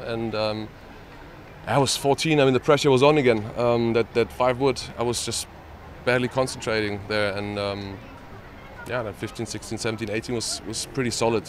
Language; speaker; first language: English; non-native, fluent; German